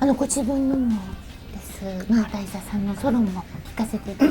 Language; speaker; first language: Japanese; native; Japanese